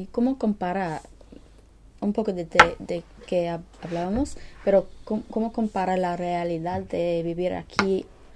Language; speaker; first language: Spanish; non-native, learner; English